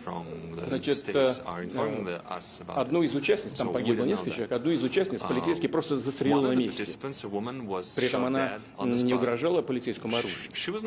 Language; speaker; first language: Russian; native; Russian